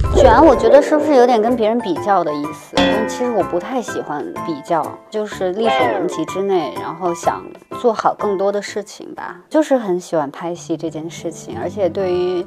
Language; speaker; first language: Chinese; native; Chinese